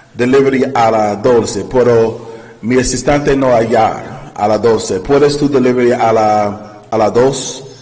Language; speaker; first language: Spanish; non-native, learner; English